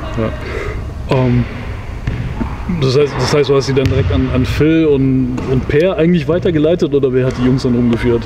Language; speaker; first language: German; native; German